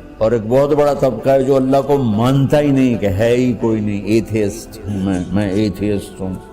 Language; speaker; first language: Urdu; non-native, local second language; Punjabi